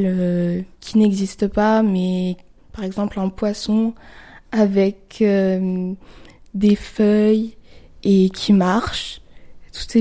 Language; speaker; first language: French; native; French